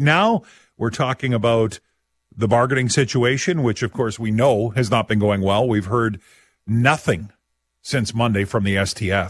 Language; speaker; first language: English; native; English